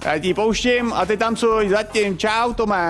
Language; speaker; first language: Czech; native; Czech